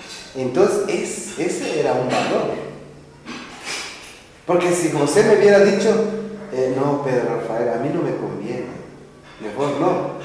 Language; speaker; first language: Spanish; non-native, local second language; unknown